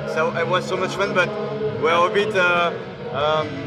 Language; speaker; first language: English; non-native, fluent; French